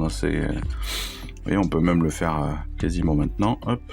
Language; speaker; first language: French; native; French